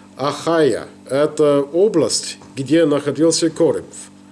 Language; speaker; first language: Russian; non-native, learner; English